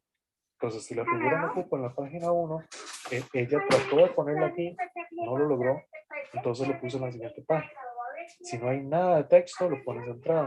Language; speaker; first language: Spanish; native; Spanish